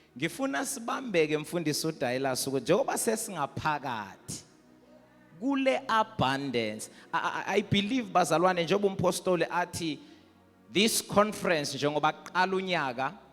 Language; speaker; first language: Zulu; non-native, local second language; South Ndebele